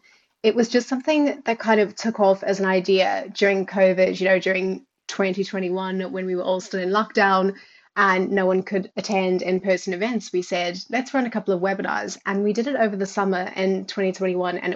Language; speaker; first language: English; native; English